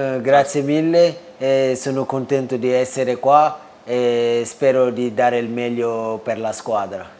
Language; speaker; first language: Italian; non-native, fluent; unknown